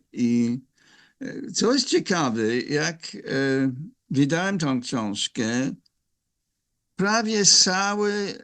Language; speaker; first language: Polish; non-native, fluent; English